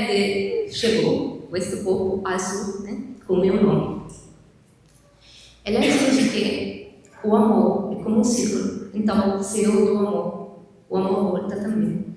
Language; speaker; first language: Portuguese; non-native, fluent; Italian